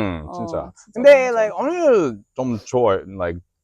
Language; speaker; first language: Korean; non-native, learner; English